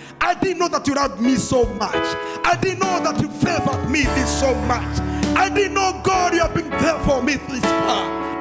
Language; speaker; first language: English; non-native, local second language; Swahili